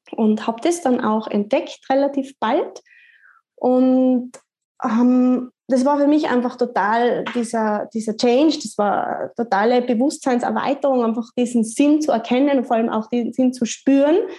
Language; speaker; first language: German; native; German